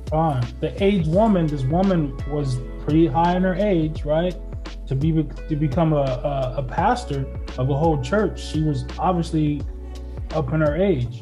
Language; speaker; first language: English; native; English